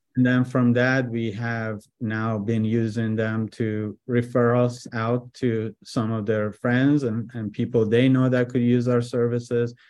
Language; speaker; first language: English; early bilingual, other home language; Persian